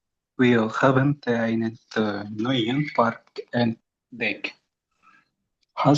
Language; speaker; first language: German; non-native, learner; Indonesian